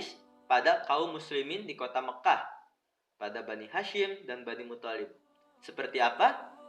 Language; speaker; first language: Indonesian; native; Indonesian